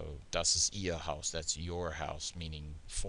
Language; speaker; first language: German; non-native, fluent; English